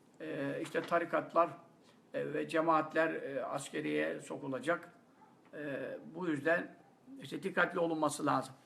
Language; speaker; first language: Turkish; native; Turkish